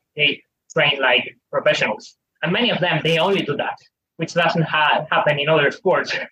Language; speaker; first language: English; non-native, fluent; Spanish